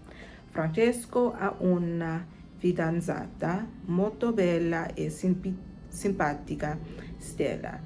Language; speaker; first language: Italian; non-native, learner; English